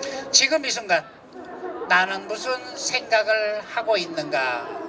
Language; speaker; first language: Korean; native; Korean